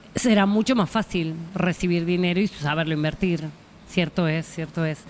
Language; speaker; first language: Spanish; native; Spanish